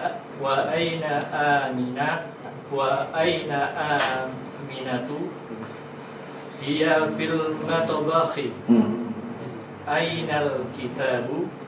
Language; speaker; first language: Arabic; non-native, learner; Indonesian